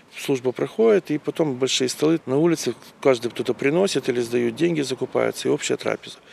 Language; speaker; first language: Russian; native; Russian